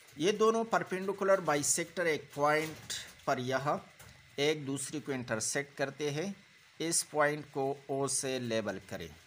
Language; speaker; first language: Urdu; non-native, local second language; Pashto